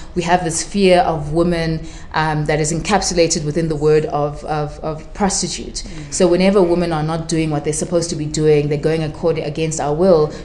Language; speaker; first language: English; non-native, local second language; Shona